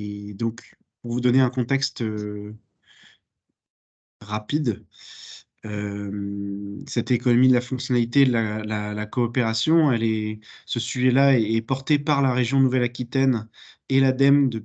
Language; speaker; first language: French; native; French